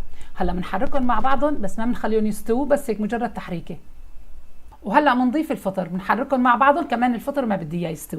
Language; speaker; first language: Arabic; native; Arabic